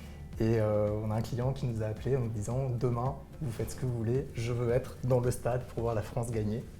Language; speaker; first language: French; native; French